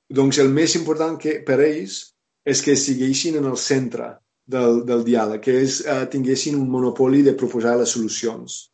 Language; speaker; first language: Catalan; non-native, fluent; English